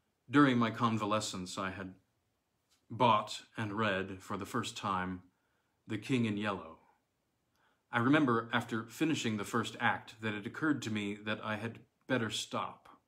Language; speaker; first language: English; native; English